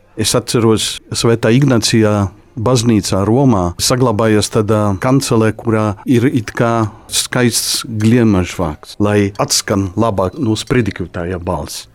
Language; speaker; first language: Latvian; non-native, fluent; Polish